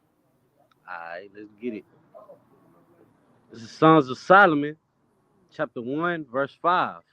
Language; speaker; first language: English; native; English